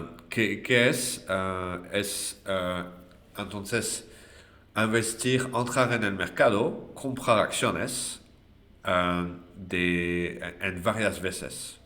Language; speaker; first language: Spanish; non-native, fluent; French